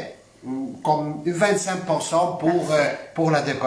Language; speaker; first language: French; non-native, fluent; Spanish